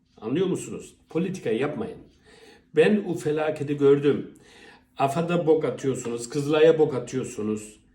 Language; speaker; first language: Turkish; early bilingual, heritage; Turkish